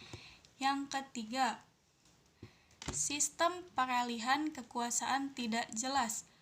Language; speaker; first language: Indonesian; native; Indonesian